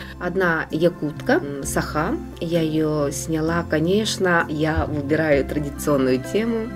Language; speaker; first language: Russian; non-native, local second language; Yakut